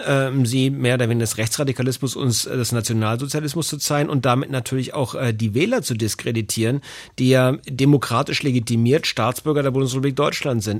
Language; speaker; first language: German; native; German